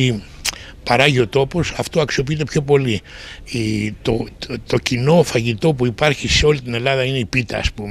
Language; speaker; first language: Greek; native; Greek